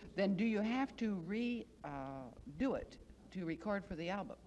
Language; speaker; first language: English; native; English